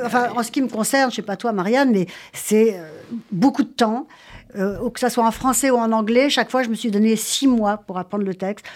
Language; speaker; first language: French; native; French